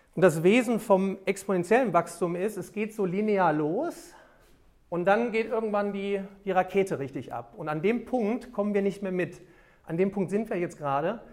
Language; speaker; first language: German; native; German